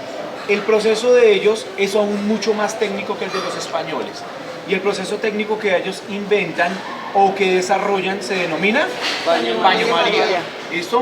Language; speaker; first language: Spanish; native; Spanish